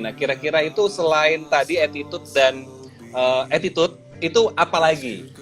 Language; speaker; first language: Indonesian; native; Indonesian